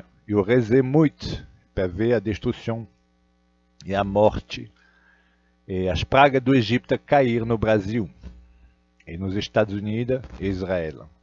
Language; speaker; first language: Portuguese; non-native, fluent; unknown